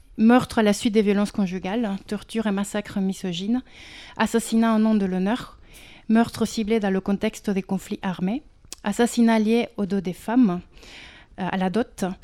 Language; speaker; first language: French; non-native, fluent; Spanish